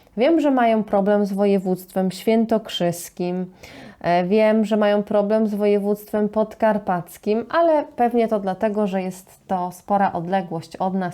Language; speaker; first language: Polish; native; Polish